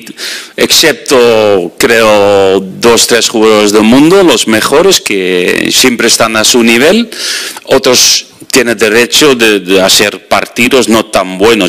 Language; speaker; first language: Spanish; non-native, fluent; Dutch